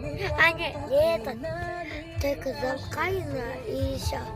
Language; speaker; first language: Russian; non-native, local second language; Kyrgyz